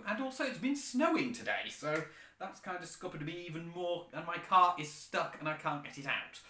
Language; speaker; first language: English; native; English